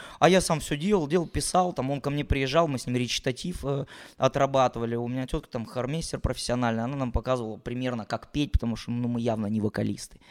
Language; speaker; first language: Russian; native; Russian